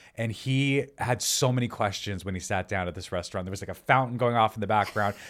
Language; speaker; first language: English; native; English